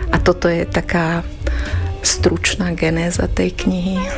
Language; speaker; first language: Slovak; non-native, local second language; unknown